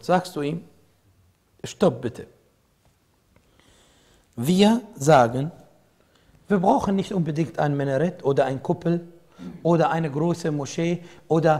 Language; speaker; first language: German; non-native, fluent; Arabic